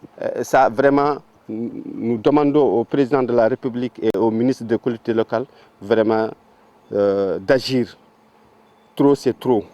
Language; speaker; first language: French; non-native, local second language; Fula